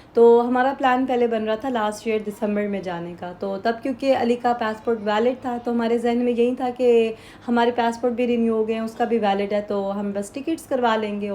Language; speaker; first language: Urdu; native; Urdu